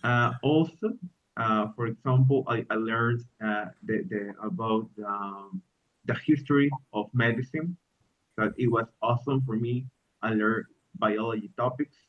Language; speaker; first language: English; non-native, learner; Spanish